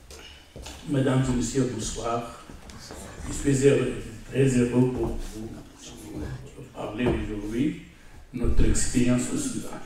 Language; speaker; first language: French; non-native, learner; Arabic